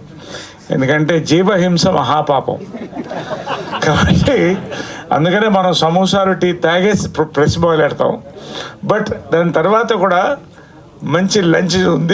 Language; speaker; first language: Telugu; native; Telugu